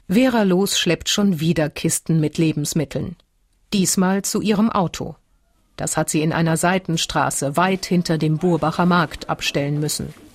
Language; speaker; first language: German; native; German